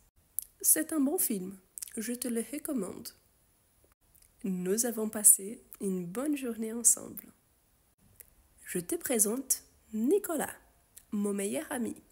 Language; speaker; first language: French; non-native, fluent; Portuguese